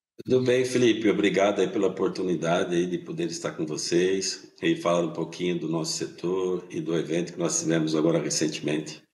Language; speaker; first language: Portuguese; native; Portuguese